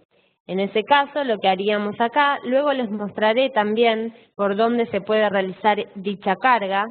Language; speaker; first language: Spanish; native; Spanish